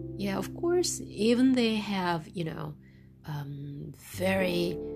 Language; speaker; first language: English; non-native, learner; Japanese